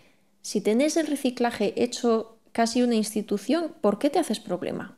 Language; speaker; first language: Spanish; native; Spanish